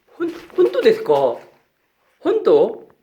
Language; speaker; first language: Japanese; non-native, learner; Korean